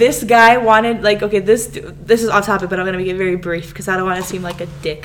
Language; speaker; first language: English; early bilingual, other home language; Serbian